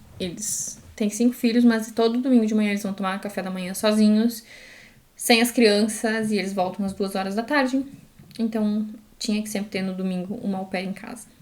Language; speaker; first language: Portuguese; native; Portuguese